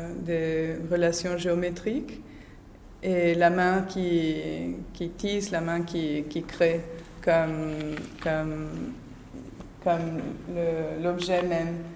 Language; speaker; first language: French; non-native, fluent; Spanish